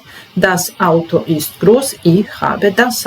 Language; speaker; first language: German; non-native, fluent; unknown